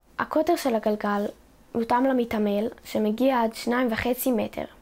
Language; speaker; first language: Hebrew; native; Hebrew